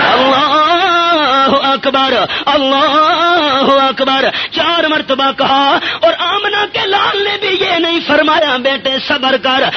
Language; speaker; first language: Urdu; non-native, local second language; Pashto